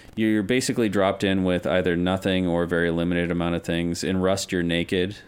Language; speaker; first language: English; native; English